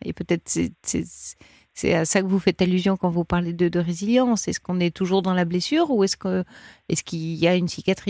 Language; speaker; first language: French; native; French